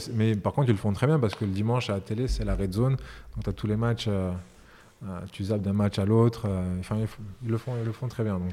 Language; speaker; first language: French; early bilingual, other home language; Serbian